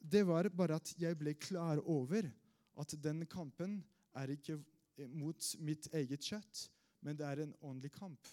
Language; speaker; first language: Norwegian; non-native, fluent; French